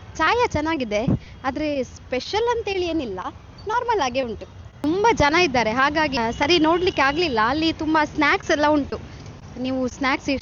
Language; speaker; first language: Kannada; non-native, local second language; Tulu